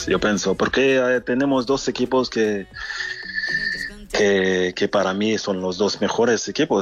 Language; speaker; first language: Spanish; non-native, learner; French